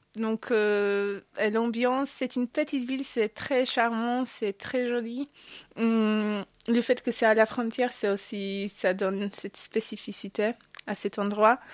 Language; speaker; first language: French; non-native, fluent; Polish